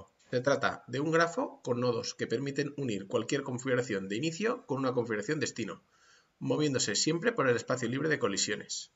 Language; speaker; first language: Spanish; native; Spanish